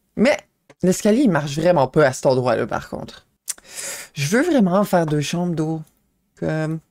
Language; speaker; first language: French; native; French